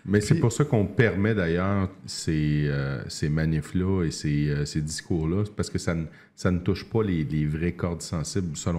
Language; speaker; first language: French; native; French